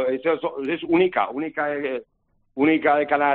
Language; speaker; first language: Spanish; non-native, learner; Czech